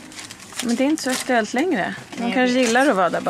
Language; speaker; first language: Swedish; native; Swedish